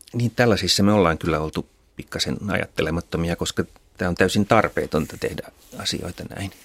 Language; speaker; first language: Finnish; native; Finnish